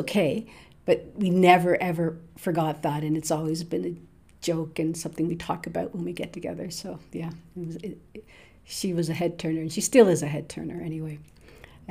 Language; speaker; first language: English; native; English